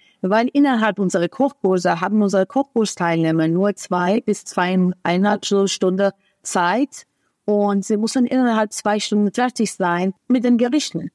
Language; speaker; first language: German; non-native, fluent; Persian